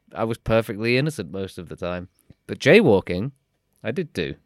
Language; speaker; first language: English; native; English